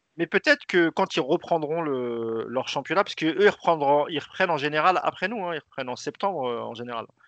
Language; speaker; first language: French; native; French